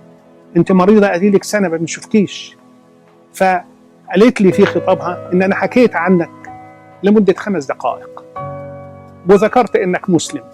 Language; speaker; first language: Arabic; native; Arabic